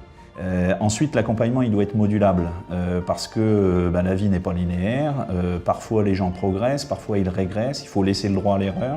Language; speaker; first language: French; native; French